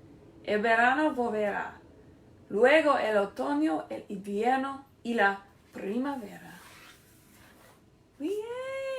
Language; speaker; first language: Spanish; non-native, learner; English